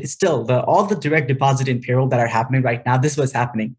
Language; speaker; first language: English; non-native, local second language; Nepali